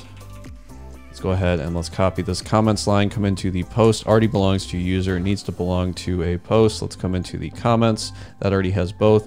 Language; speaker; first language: English; native; English